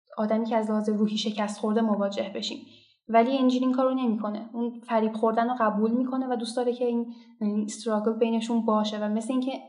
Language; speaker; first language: Persian; non-native, local second language; Azerbaijani